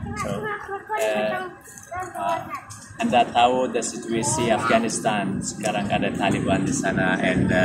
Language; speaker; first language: Indonesian; non-native, learner; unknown